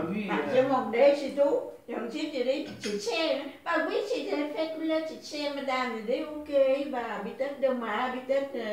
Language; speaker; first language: French; non-native, learner; Vietnamese